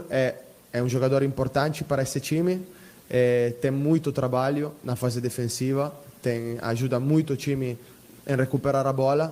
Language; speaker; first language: Portuguese; non-native, fluent; Italian